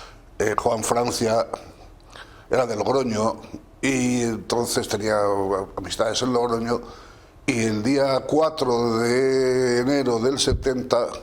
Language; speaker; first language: Spanish; native; Spanish